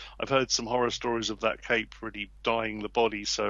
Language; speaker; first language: English; native; English